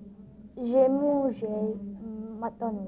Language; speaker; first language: French; non-native, learner; English